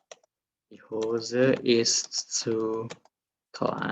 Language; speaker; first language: German; non-native, fluent; Indonesian